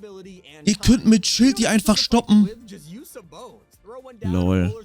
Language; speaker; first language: German; native; German